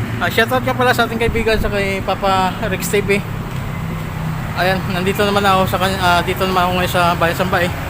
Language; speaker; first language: Filipino; native; Filipino